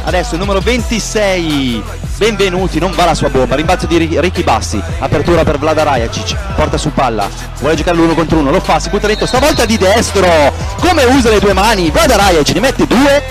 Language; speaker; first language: Italian; native; Italian